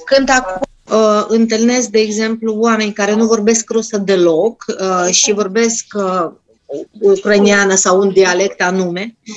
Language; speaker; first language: Romanian; non-native, fluent; Russian